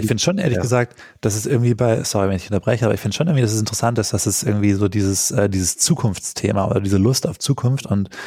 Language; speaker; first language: German; native; German